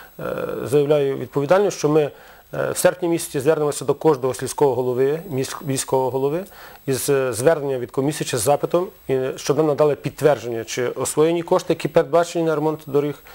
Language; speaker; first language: Ukrainian; native; Ukrainian